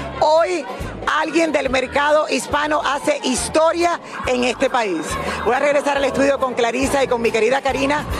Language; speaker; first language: Spanish; native; Spanish